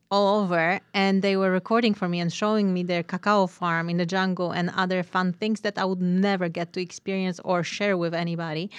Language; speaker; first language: English; non-native, fluent; Polish